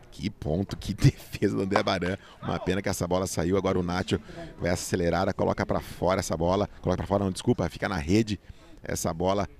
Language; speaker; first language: Portuguese; native; Portuguese